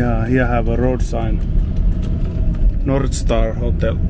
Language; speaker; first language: English; non-native, learner; Finnish